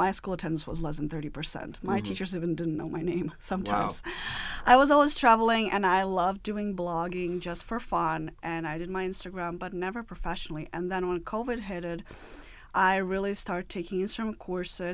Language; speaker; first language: English; non-native, fluent; Russian